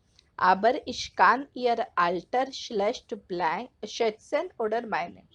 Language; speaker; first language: German; non-native, fluent; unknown